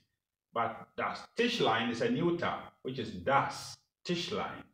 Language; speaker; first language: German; non-native, learner; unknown